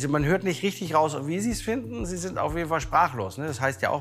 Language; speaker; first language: German; native; German